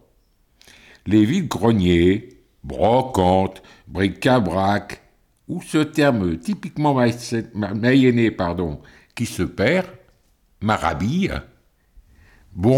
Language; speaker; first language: French; native; French